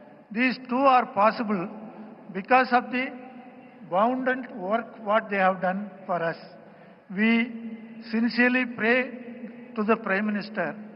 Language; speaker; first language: English; non-native, local second language; Tamil